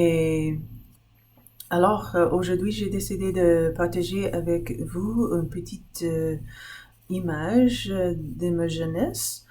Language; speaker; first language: French; non-native, fluent; English